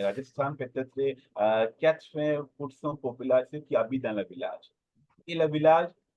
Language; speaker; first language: French; non-native, learner; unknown